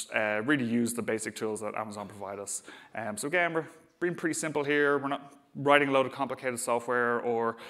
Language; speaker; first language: English; native; English